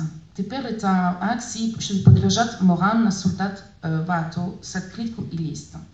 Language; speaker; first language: Russian; non-native, learner; French